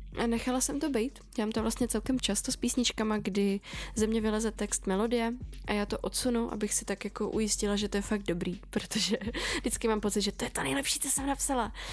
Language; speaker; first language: Czech; early bilingual, other home language; Russian